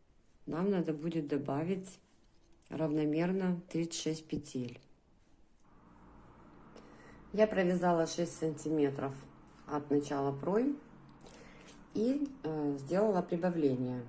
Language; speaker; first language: Russian; native; Russian